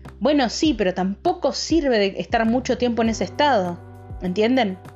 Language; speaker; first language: Spanish; native; Spanish